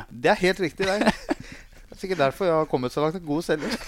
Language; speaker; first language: Norwegian; early bilingual, other home language; Persian